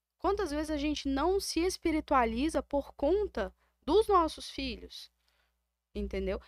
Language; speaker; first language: Portuguese; native; Portuguese